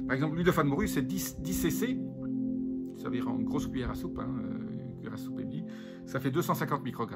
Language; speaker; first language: French; native; French